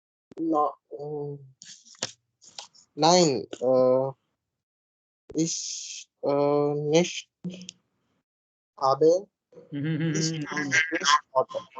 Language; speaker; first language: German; non-native, learner; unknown